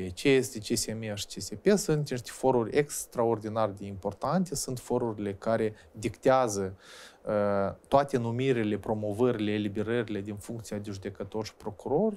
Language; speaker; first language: Romanian; native; Romanian